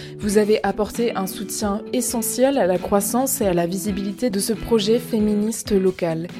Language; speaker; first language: French; native; French